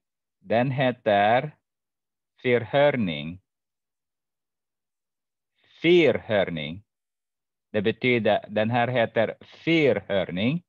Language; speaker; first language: Swedish; non-native, fluent; Arabic